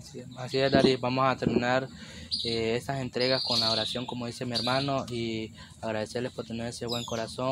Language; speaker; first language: Spanish; native; Spanish